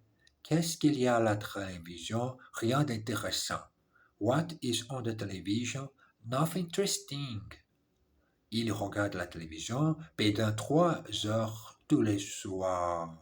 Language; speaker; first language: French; non-native, learner; English